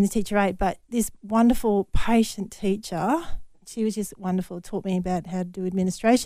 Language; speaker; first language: English; native; English